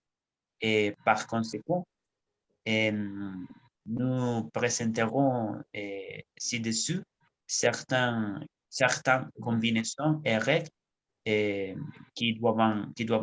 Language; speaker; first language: French; non-native, learner; Spanish